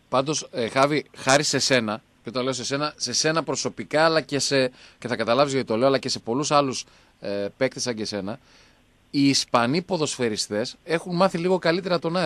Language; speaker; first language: Greek; native; Greek